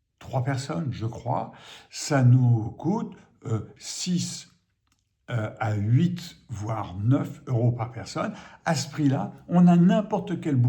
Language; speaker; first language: French; native; French